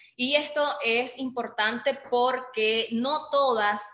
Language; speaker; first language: Spanish; native; Spanish